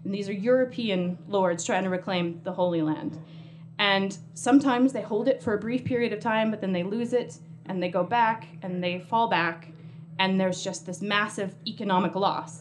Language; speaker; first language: English; native; English